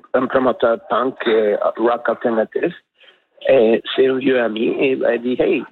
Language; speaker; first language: French; non-native, learner; English